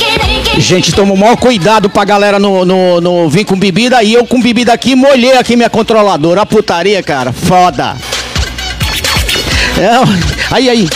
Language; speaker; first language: Portuguese; native; Portuguese